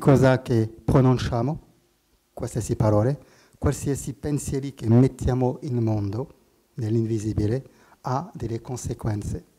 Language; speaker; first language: Italian; non-native, fluent; French